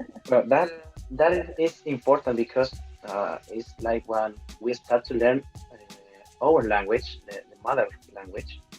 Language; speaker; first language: English; non-native, fluent; Spanish